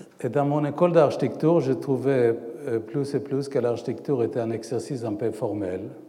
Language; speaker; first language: French; non-native, fluent; Hebrew